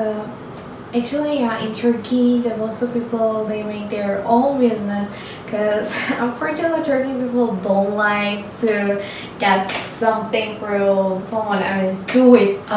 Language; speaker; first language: English; non-native, learner; Turkish